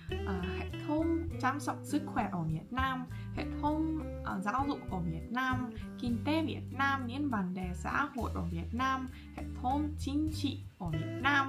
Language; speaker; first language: Vietnamese; non-native, fluent; Russian